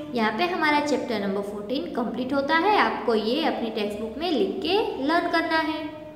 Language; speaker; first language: Hindi; non-native, local second language; Gujarati